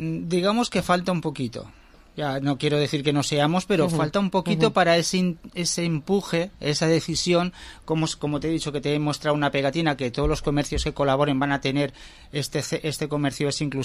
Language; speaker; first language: Spanish; native; Spanish